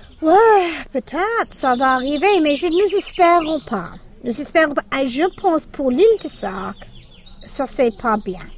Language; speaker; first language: French; non-native, fluent; English